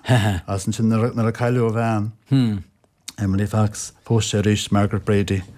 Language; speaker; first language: Irish; non-native, local second language; English